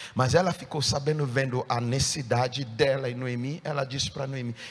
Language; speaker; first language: Portuguese; non-native, fluent; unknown